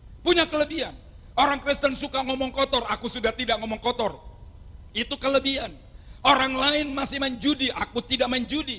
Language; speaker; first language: Indonesian; non-native, local second language; Javanese